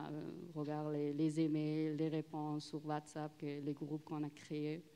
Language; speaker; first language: French; non-native, learner; Persian